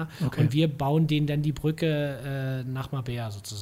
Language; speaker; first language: German; native; German